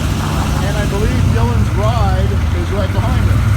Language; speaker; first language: English; native; English